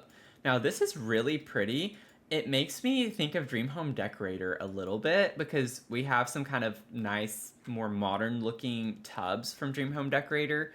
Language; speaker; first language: English; native; English